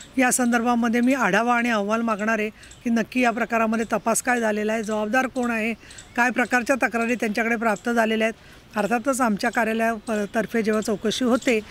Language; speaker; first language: Marathi; native; Marathi